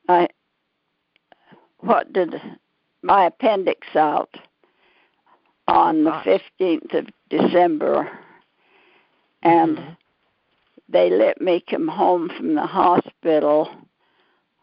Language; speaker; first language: English; native; English